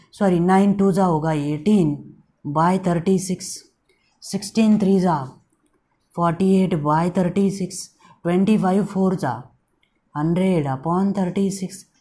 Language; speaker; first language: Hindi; non-native, local second language; Marathi